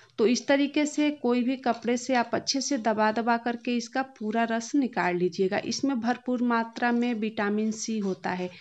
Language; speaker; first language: Hindi; native; Hindi